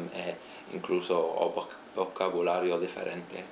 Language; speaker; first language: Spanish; non-native, fluent; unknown